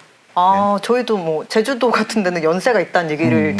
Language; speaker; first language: Korean; native; Korean